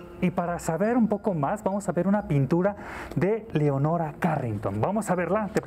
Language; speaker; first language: Spanish; native; Spanish